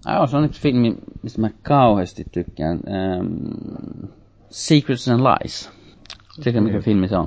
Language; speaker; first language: Finnish; early bilingual, heritage; Finnish